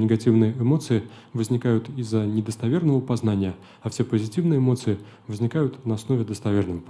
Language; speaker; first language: Russian; native; Russian